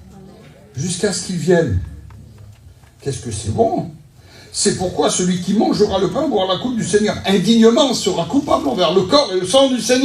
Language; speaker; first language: French; native; French